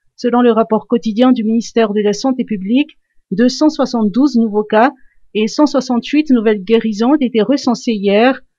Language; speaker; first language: French; non-native, local second language; Malagasy